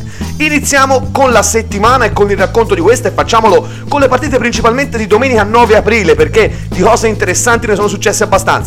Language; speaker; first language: Italian; native; Italian